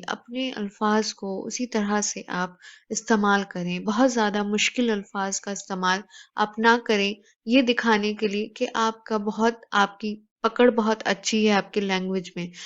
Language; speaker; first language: Urdu; native; Urdu